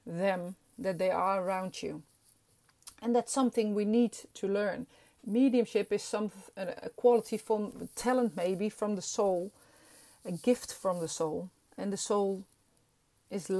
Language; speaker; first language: English; non-native, fluent; Dutch